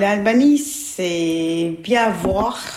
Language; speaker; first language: French; non-native, learner; Albanian